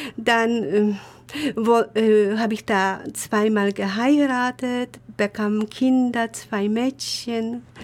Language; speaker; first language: German; non-native, fluent; Polish